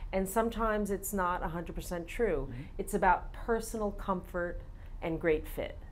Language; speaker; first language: English; native; English